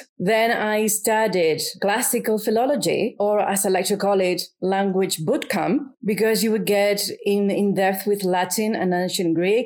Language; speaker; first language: English; non-native, fluent; Spanish